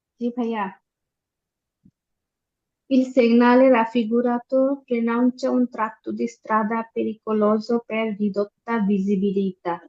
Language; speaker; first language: Italian; non-native, learner; Bangla